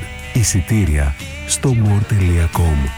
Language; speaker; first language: Greek; native; Greek